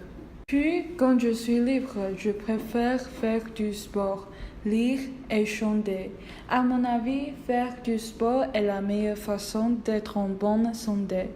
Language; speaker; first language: French; non-native, learner; Chinese